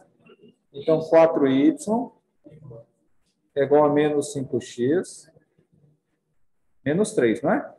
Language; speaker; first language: Portuguese; native; Portuguese